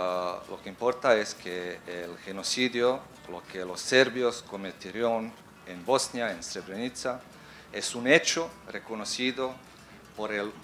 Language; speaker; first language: Spanish; non-native, fluent; Bosnian